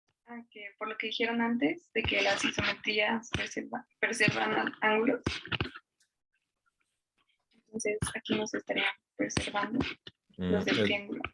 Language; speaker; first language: Spanish; native; Spanish